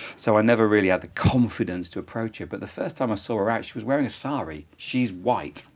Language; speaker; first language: English; native; English